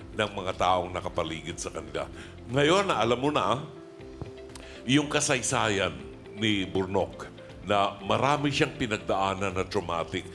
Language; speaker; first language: Filipino; native; Filipino